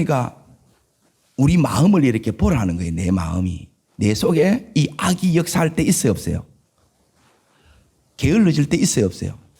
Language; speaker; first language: Korean; native; Korean